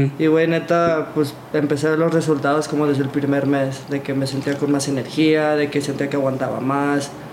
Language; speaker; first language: Spanish; early bilingual, other home language; English